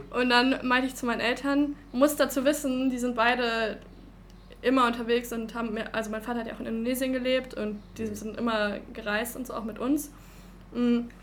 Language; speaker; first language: German; native; German